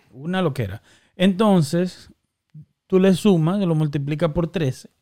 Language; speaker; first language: Spanish; native; Spanish